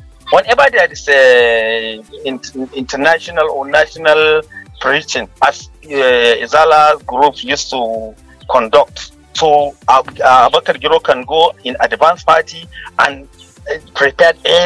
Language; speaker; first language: English; non-native, local second language; Hausa